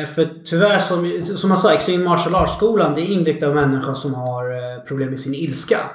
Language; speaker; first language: Swedish; non-native, fluent; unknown